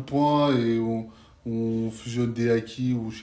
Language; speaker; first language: French; native; French